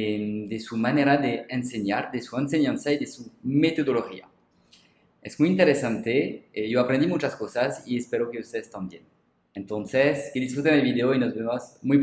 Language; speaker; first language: Spanish; non-native, fluent; French